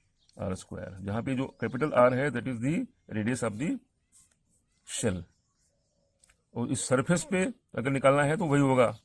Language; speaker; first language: Hindi; native; Hindi